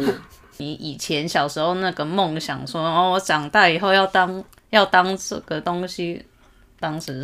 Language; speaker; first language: Chinese; early bilingual, heritage; Chinese